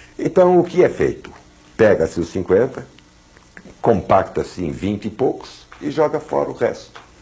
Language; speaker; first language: Portuguese; early bilingual, other home language; German